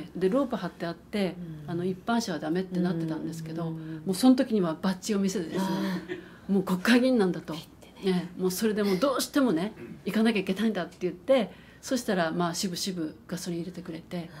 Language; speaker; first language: Japanese; native; Japanese